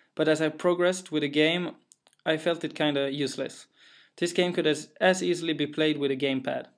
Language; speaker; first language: English; non-native, fluent; Swedish